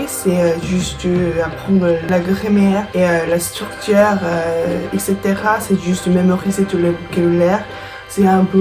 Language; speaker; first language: French; non-native, fluent; Korean